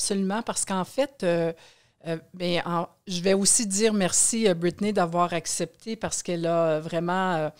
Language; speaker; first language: French; native; French